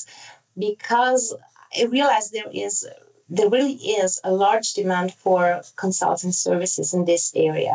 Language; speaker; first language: English; non-native, fluent; Italian